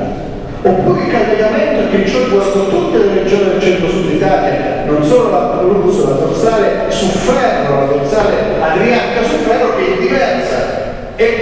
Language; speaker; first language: Italian; native; Italian